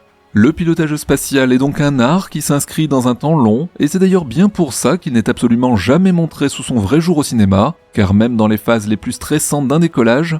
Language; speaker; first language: French; native; French